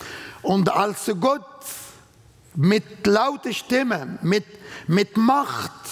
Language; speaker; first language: German; non-native, fluent; Arabic